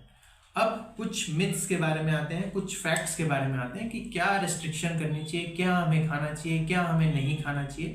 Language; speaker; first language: Hindi; native; Hindi